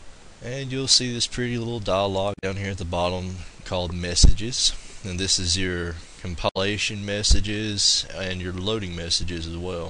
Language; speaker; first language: English; native; English